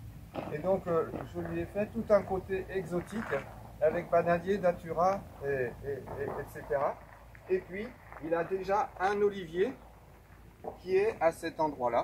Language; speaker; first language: French; native; French